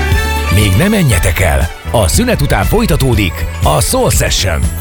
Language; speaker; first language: Hungarian; native; Hungarian